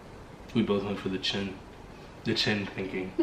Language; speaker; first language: English; native; English